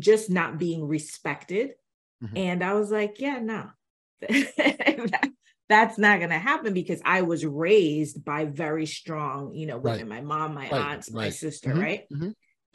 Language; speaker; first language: English; native; English